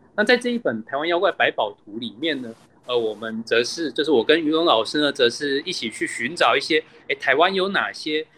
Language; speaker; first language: Chinese; native; Chinese